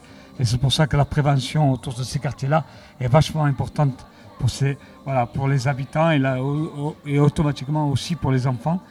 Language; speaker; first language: French; native; French